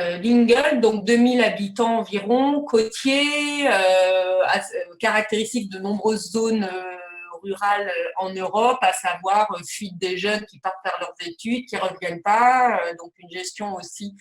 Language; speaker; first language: French; native; French